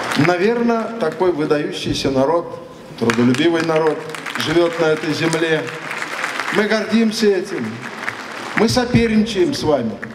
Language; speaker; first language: Russian; non-native, local second language; Tatar